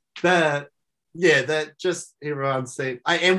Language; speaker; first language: English; native; English